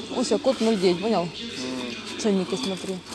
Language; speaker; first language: Russian; non-native, local second language; Ukrainian